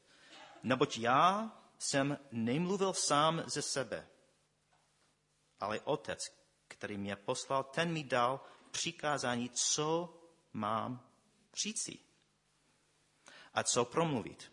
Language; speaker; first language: Czech; non-native, fluent; English